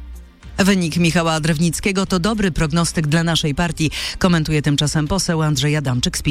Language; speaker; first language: Polish; native; Polish